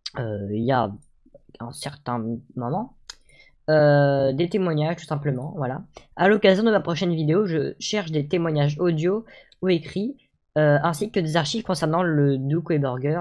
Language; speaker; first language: French; native; French